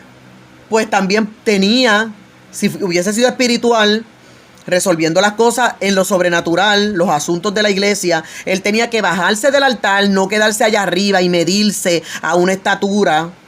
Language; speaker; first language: Spanish; native; Spanish